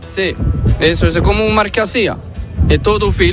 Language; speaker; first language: Spanish; non-native, learner; Arabic